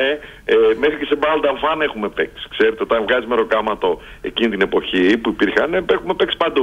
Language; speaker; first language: Greek; native; Greek